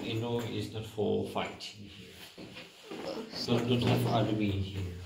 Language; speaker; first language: English; non-native, learner; French